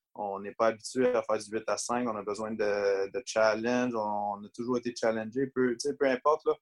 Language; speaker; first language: French; native; French